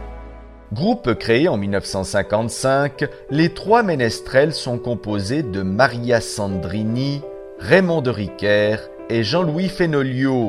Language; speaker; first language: French; native; French